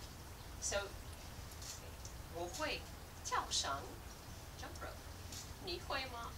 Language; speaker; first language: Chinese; non-native, learner; English